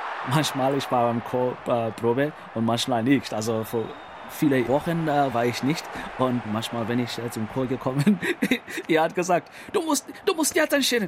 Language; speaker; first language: German; non-native, learner; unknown